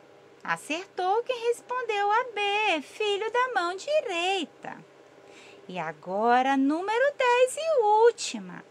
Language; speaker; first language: Portuguese; native; Portuguese